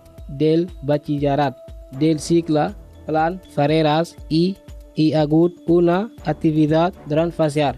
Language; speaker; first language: Catalan; non-native, learner; Spanish